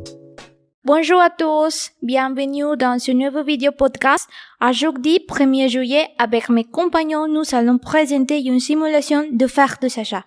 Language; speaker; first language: French; non-native, learner; Spanish